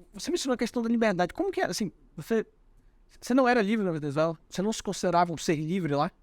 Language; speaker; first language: Portuguese; native; Portuguese